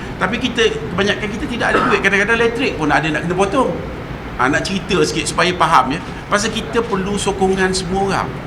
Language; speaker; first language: Malay; native; Malay